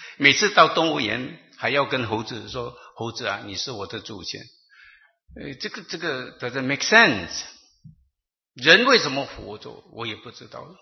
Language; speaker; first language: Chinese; native; Chinese